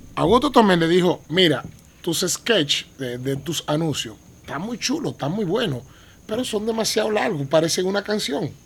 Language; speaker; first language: Spanish; native; Spanish